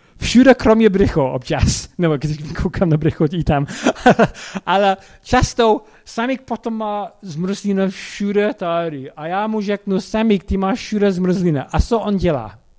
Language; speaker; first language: Czech; non-native, fluent; English